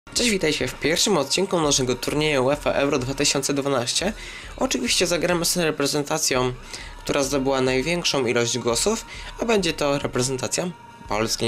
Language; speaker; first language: Polish; native; Polish